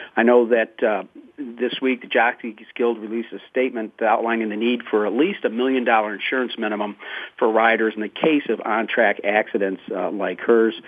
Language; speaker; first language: English; native; English